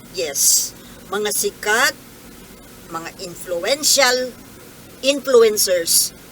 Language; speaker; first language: Filipino; native; Filipino